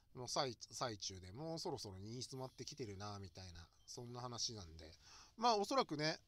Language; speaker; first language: Japanese; native; Japanese